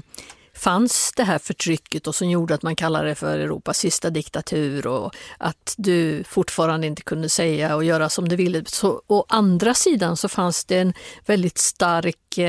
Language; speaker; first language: Swedish; native; Swedish